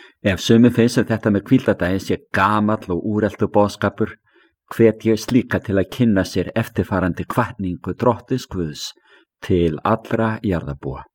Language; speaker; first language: Icelandic; native; Icelandic